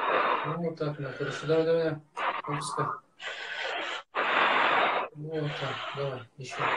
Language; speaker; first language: Russian; native; Russian